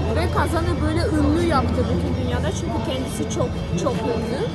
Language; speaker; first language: Turkish; non-native, learner; Russian